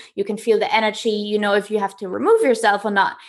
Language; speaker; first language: English; non-native, fluent; German